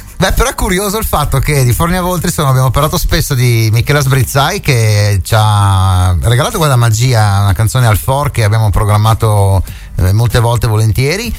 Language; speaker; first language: Italian; native; Italian